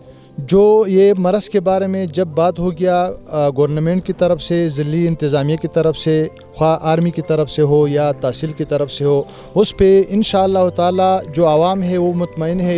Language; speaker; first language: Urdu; non-native, local second language; Pashto